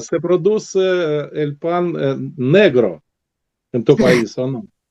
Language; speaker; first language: Spanish; non-native, learner; Russian